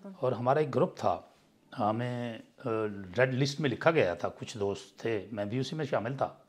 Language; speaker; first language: Urdu; non-native, local second language; Punjabi